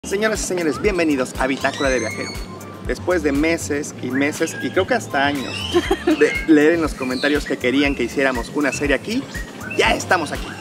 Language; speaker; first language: Spanish; native; Spanish